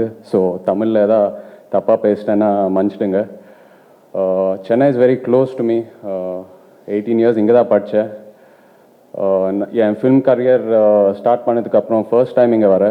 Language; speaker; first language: Tamil; non-native, local second language; Telugu